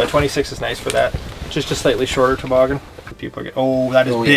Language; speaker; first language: English; native; English